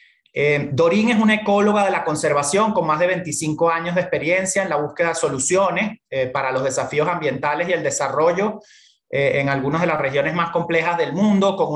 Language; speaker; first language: Spanish; native; Spanish